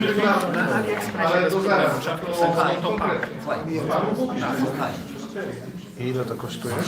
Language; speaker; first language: Polish; native; Polish